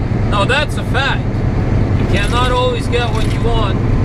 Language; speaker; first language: English; non-native, fluent; Low German